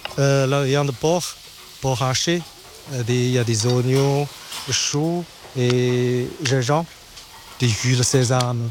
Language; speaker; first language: French; non-native, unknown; Chinese